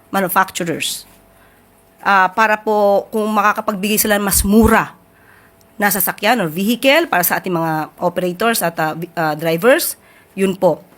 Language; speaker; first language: Filipino; native; Filipino